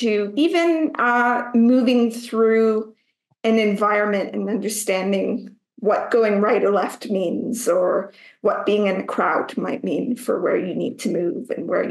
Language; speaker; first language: English; native; English